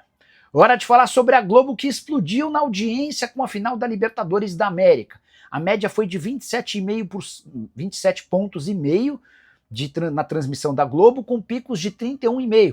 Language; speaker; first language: Portuguese; native; Portuguese